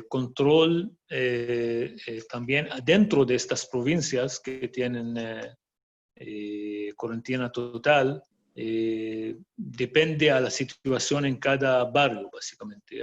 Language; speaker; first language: Spanish; non-native, fluent; Arabic